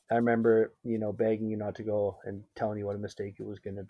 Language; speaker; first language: English; native; English